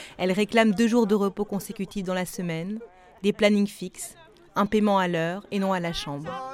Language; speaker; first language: French; native; French